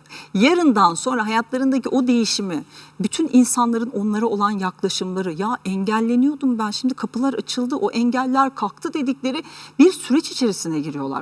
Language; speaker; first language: Turkish; native; Turkish